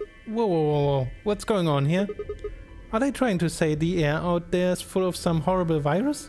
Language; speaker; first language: English; non-native, fluent; German